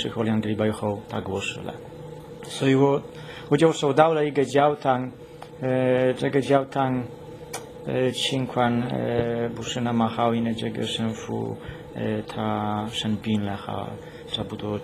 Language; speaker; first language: Chinese; non-native, learner; Polish